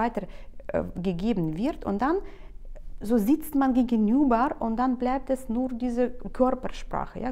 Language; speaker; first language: German; non-native, fluent; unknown